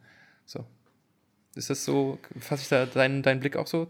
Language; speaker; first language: German; native; German